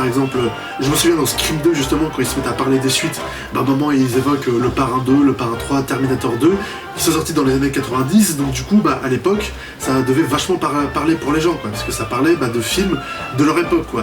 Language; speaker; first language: French; native; French